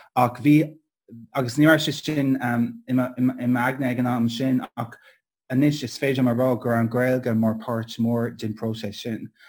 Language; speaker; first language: Irish; non-native, local second language; English